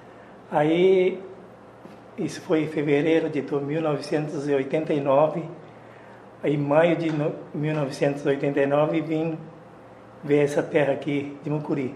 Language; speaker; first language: Portuguese; non-native, fluent; Japanese